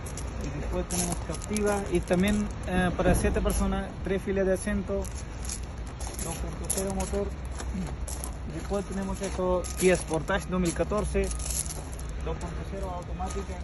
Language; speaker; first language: Spanish; non-native, learner; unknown